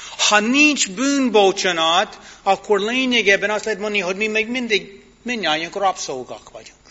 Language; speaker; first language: Hungarian; non-native, fluent; English